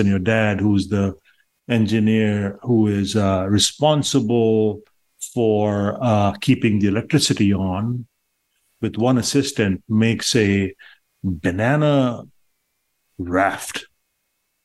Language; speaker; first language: English; non-native, local second language; Bangla